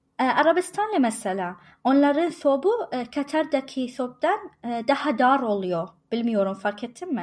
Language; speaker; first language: Turkish; non-native, learner; Arabic